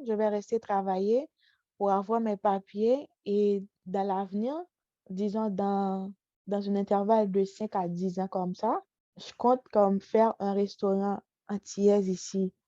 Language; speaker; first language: French; non-native, local second language; Haitian Creole